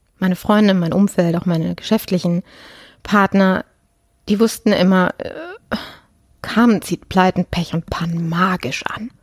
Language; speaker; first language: German; early bilingual, other home language; Polish